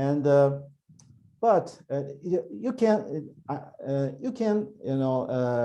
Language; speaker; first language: English; non-native, learner; Chinese